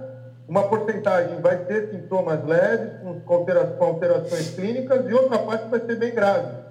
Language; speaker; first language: Portuguese; native; Portuguese